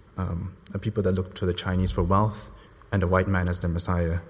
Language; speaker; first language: English; non-native, local second language; Cantonese